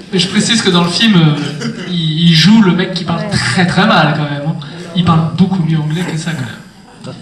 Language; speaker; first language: French; native; French